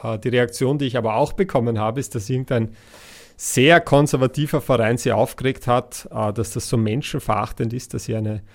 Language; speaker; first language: German; native; German